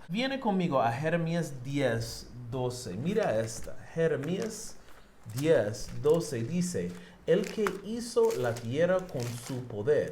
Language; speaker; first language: Spanish; non-native, learner; English